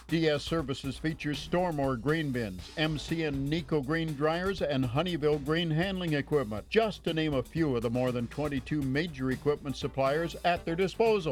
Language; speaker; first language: English; native; English